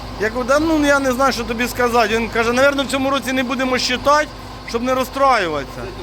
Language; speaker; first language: Ukrainian; native; Ukrainian